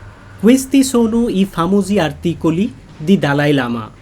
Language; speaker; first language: Italian; non-native, fluent; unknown